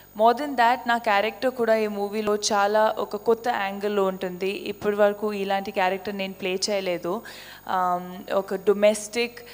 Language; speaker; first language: Telugu; non-native, fluent; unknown